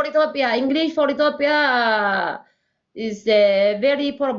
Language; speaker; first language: English; non-native, learner; Oromo